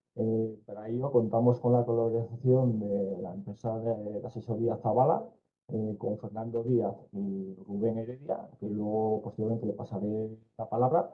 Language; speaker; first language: Spanish; native; Spanish